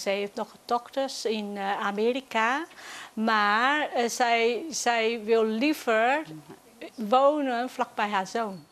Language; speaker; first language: Dutch; non-native, fluent; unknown